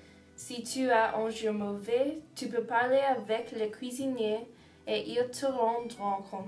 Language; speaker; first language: French; non-native, learner; English